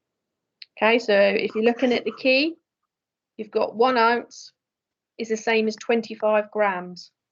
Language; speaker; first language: English; native; English